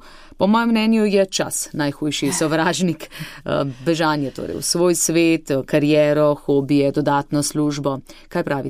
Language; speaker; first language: Slovenian; native; Slovenian